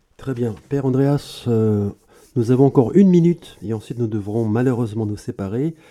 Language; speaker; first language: French; native; French